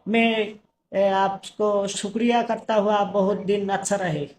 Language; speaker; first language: Hindi; non-native, learner; Bangla